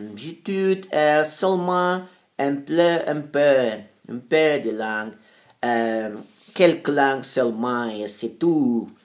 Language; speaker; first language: French; non-native, fluent; Portuguese